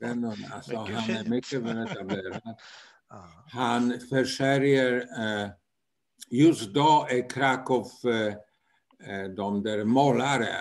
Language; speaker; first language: Swedish; non-native, fluent; Polish